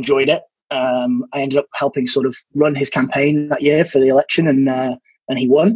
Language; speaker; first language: English; native; English